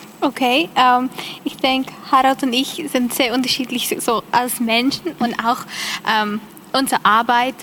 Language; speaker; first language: German; non-native, learner; English